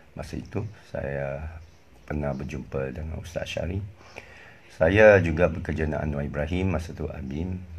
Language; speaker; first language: Malay; non-native, local second language; English